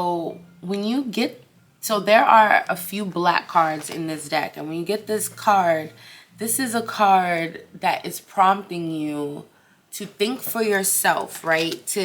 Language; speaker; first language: English; native; English